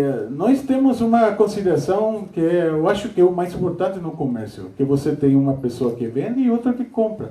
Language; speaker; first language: Portuguese; non-native, fluent; Spanish